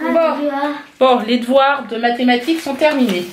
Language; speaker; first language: French; native; French